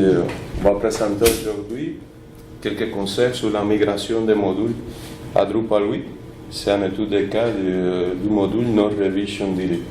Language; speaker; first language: French; non-native, fluent; Spanish